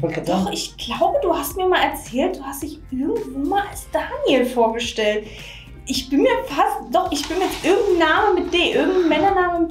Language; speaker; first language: German; native; German